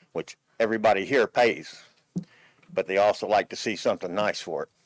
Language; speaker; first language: English; native; English